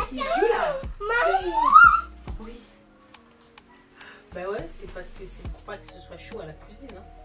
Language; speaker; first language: French; native; French